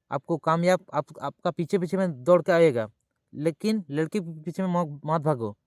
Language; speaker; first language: Hindi; non-native, local second language; Bangla